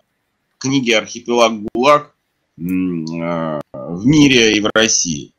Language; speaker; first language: Russian; native; Russian